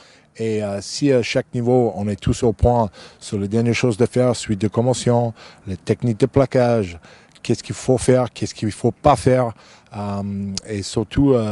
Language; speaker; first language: French; non-native, fluent; English